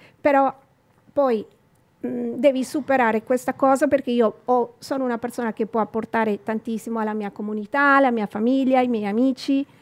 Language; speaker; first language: Italian; non-native, fluent; Spanish